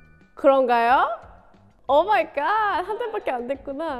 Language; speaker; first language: Korean; non-native, fluent; Thai